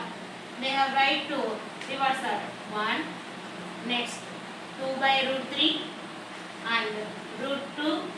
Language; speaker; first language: English; non-native, local second language; Telugu